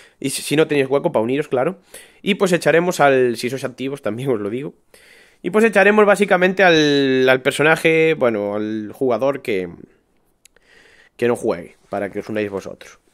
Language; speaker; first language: Spanish; native; Spanish